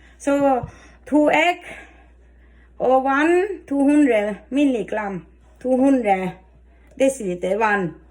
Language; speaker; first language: English; non-native, learner; Thai